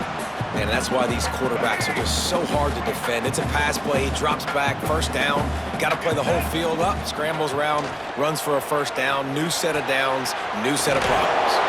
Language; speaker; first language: English; native; English